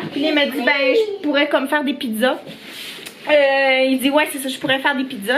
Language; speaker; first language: French; native; French